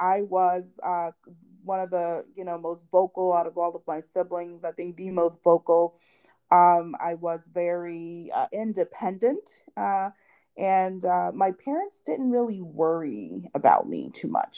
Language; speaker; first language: English; early bilingual, other home language; Haitian Creole